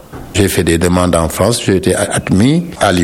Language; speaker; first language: French; non-native, local second language; Wolof